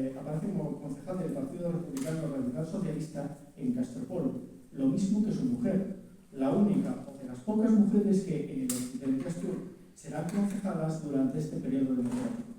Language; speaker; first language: Spanish; native; Spanish